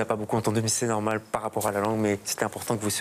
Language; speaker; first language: French; native; French